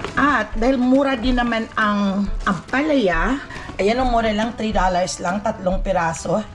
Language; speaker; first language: Filipino; non-native, local second language; Cebuano